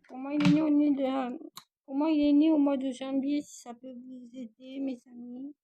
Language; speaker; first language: French; native; French